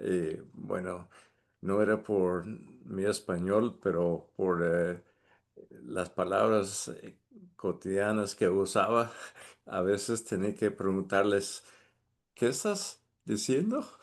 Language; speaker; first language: Spanish; non-native, fluent; English